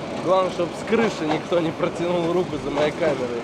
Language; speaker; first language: Russian; native; Russian